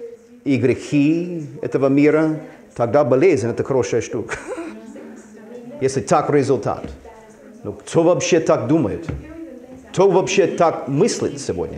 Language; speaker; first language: Russian; non-native, fluent; English